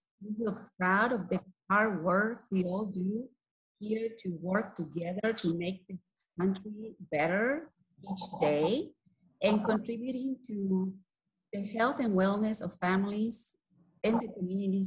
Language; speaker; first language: English; non-native, fluent; Spanish